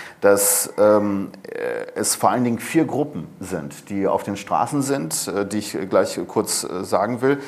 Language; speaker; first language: German; early bilingual, other home language; Persian